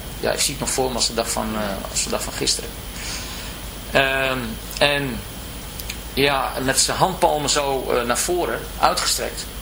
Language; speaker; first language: Dutch; native; Dutch